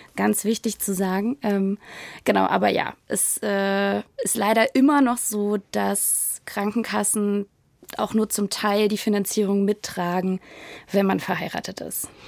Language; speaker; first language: German; native; German